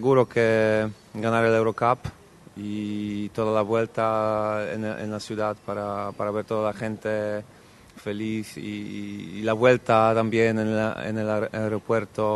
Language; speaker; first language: Spanish; non-native, fluent; Polish